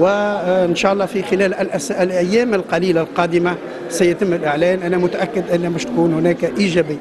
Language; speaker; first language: Arabic; native; Arabic